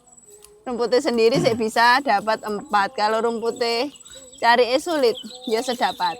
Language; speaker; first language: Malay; non-native, local second language; Javanese